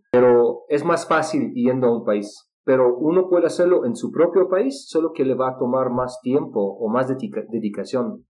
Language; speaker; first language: Spanish; non-native, fluent; Russian